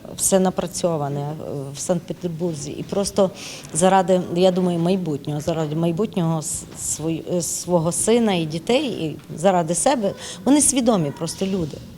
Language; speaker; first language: Ukrainian; native; Ukrainian